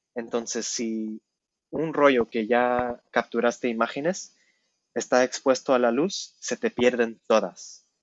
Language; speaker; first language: Spanish; early bilingual, heritage; Spanish